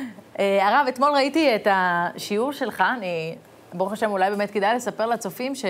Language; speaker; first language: Hebrew; native; Hebrew